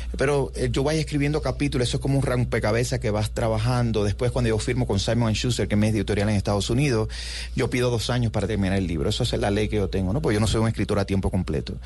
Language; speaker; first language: Spanish; native; Spanish